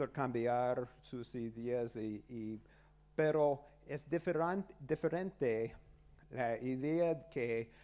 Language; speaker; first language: Spanish; non-native, learner; English